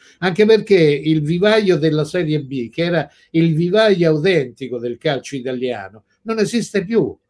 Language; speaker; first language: Italian; early bilingual, other home language; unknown